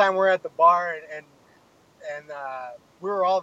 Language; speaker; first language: English; native; English